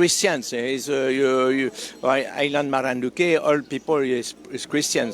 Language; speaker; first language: English; non-native, learner; French